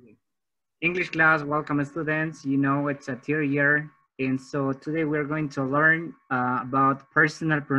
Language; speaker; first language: English; non-native, fluent; Spanish